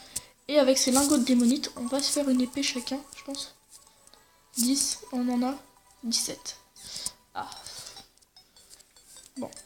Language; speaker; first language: French; native; French